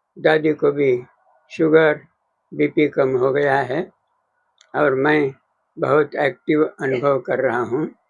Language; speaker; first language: Hindi; non-native, local second language; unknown